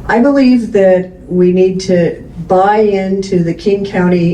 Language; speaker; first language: English; native; English